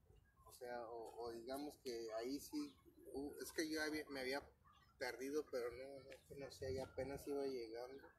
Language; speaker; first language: Spanish; native; Spanish